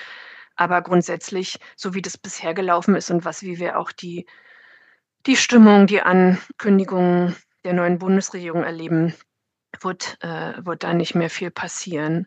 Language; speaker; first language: German; native; German